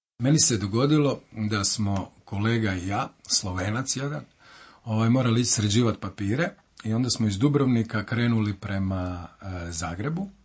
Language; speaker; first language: Croatian; native; Croatian